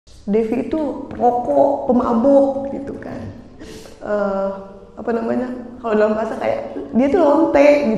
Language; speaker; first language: Indonesian; native; Indonesian